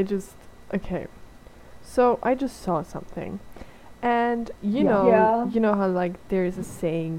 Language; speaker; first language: English; non-native, fluent; German